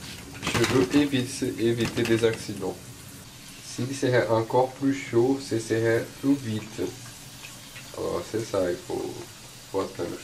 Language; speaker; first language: French; non-native, fluent; Portuguese